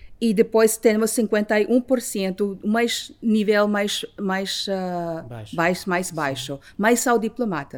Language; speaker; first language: Portuguese; non-native, learner; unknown